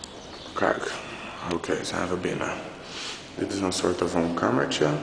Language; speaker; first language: Dutch; non-native, fluent; Portuguese